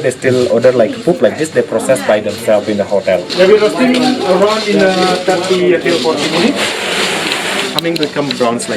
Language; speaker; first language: English; non-native, learner; Indonesian